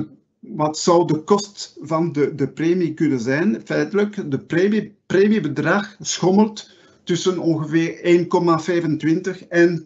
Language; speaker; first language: Dutch; non-native, local second language; French